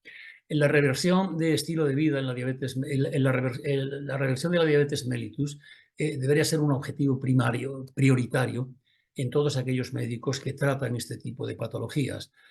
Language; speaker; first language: Spanish; native; Spanish